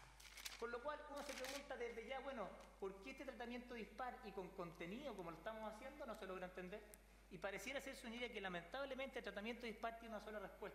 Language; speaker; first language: Spanish; native; Spanish